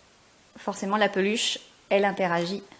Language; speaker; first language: French; native; French